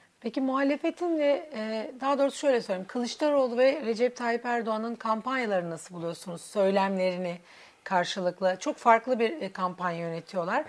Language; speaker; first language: Turkish; native; Turkish